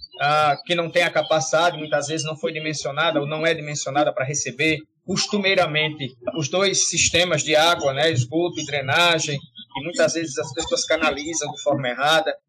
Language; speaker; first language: Portuguese; native; Portuguese